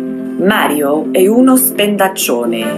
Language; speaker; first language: Italian; non-native, fluent; English